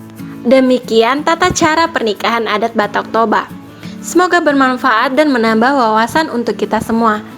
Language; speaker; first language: Indonesian; native; Indonesian